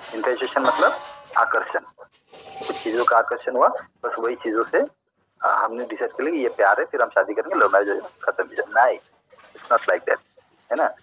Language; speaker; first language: Hindi; non-native, local second language; Marathi